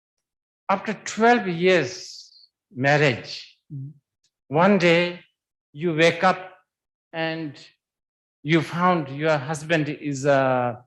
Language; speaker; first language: English; non-native, fluent; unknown